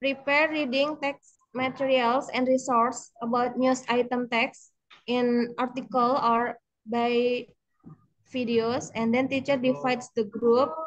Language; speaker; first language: English; non-native, learner; Indonesian